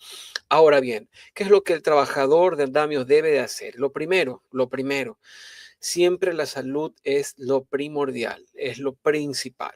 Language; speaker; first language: Spanish; native; Spanish